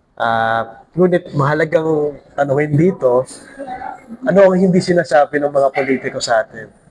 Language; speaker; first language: Filipino; native; Filipino